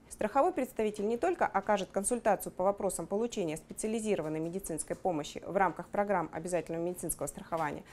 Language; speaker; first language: Russian; native; Russian